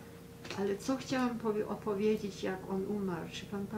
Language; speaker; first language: Polish; early bilingual, heritage; Polish